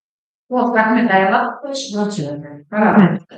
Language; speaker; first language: Russian; non-native, local second language; Kazakh